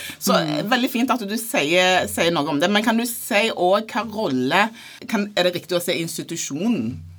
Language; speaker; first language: Norwegian; non-native, fluent; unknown